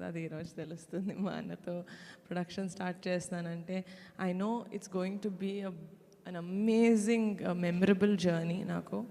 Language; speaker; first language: Telugu; native; Telugu